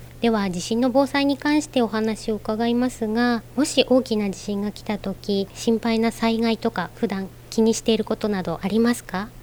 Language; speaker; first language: Japanese; native; Japanese